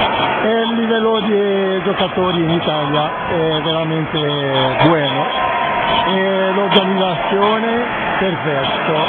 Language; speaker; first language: Italian; non-native, fluent; French